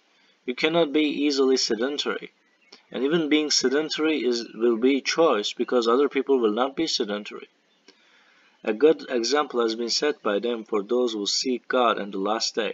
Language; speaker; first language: English; non-native, fluent; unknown